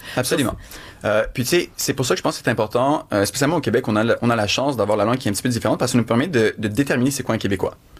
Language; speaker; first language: French; early bilingual, other home language; Arabic